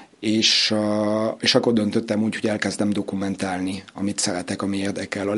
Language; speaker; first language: Hungarian; early bilingual, heritage; Hungarian